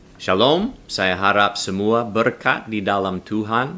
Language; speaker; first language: Indonesian; non-native, learner; English